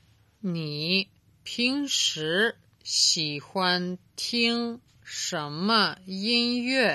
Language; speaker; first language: Chinese; non-native, learner; Serbian